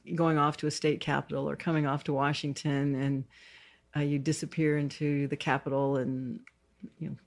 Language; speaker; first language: English; native; English